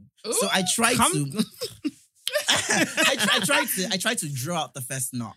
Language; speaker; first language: English; non-native, local second language; Yoruba